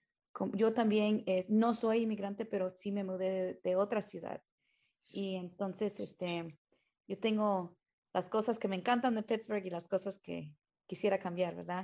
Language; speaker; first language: Spanish; early bilingual, heritage; Spanish